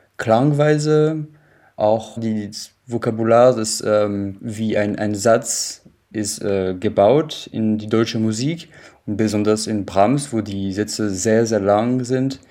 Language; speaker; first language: German; non-native, fluent; French